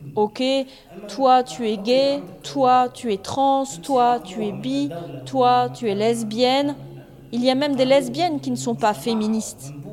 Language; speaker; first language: French; non-native, local second language; Arabic